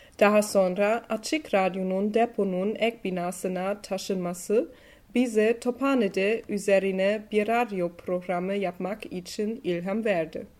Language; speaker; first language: Turkish; non-native, learner; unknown